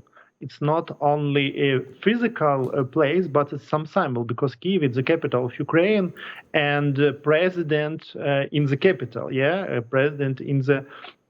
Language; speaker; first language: English; non-native, learner; Ukrainian